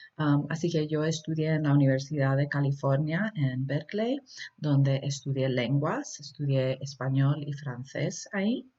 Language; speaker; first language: Spanish; early bilingual, heritage; Spanish